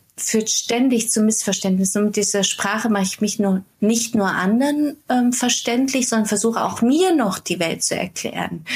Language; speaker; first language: German; native; German